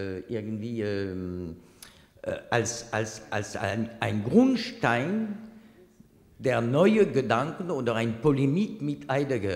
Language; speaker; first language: German; non-native, fluent; French